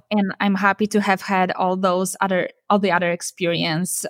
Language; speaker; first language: English; non-native, fluent; Polish